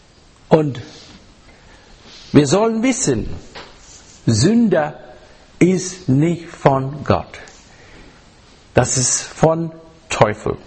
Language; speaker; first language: German; non-native, fluent; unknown